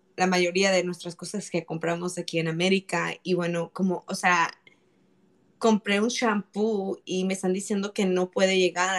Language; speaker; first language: Spanish; early bilingual, other home language; English